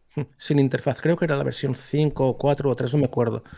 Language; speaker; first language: Spanish; native; Spanish